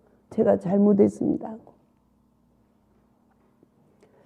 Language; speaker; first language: Korean; native; Korean